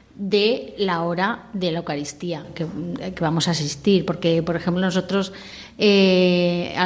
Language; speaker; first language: Spanish; non-native, local second language; Catalan